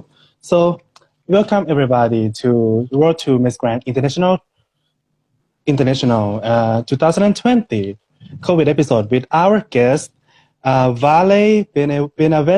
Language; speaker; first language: English; non-native, fluent; Thai